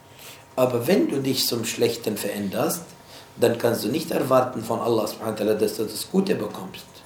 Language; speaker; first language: German; non-native, fluent; Arabic